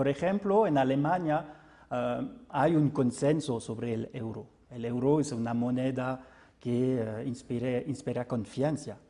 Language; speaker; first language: Spanish; non-native, fluent; French